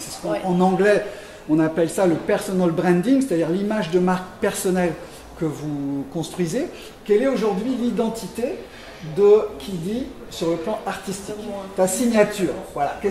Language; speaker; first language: French; native; French